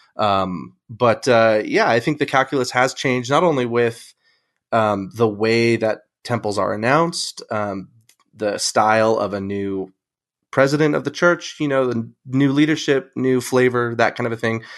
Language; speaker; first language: English; native; English